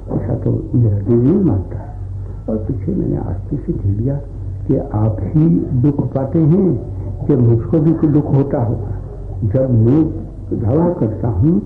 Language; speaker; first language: Hindi; non-native, local second language; Gujarati